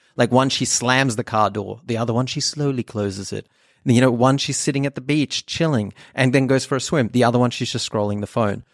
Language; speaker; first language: English; non-native, local second language; German